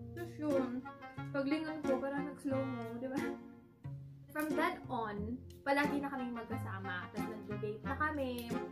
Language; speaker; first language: Filipino; non-native, local second language; Cebuano